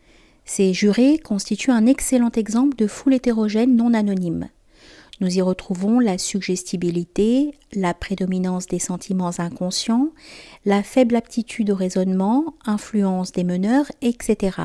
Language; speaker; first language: French; native; French